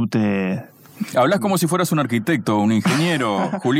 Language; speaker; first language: Spanish; native; Spanish